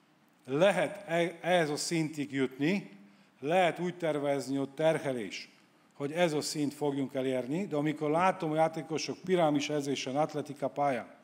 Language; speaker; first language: Hungarian; non-native, fluent; Polish